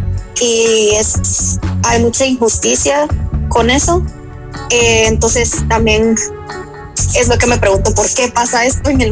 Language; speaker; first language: Spanish; early bilingual, other home language; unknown